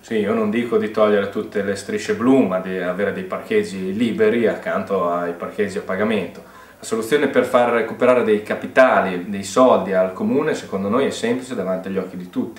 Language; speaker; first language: Italian; native; Italian